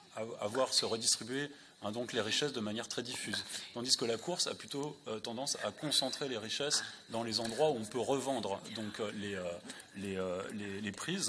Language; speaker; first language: French; native; French